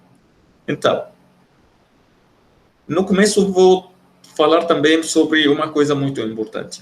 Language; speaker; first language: Portuguese; non-native, fluent; Arabic